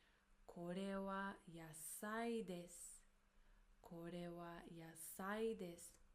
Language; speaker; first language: Japanese; non-native, fluent; English